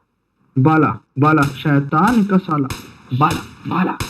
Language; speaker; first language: Hindi; native; Hindi